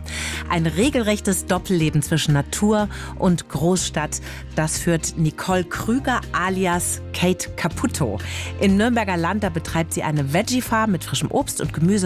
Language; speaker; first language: German; native; German